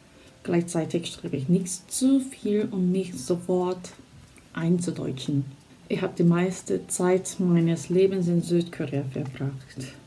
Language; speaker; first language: German; non-native, fluent; Korean